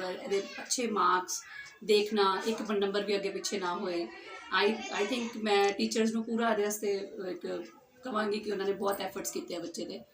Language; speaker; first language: Punjabi; non-native, local second language; Hindi